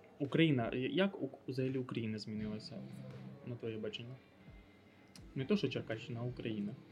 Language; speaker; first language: Ukrainian; native; Ukrainian